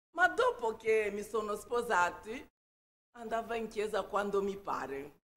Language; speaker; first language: Italian; non-native, fluent; Kinyarwanda